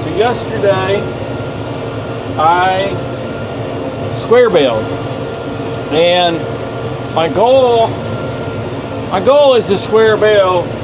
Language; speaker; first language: English; native; English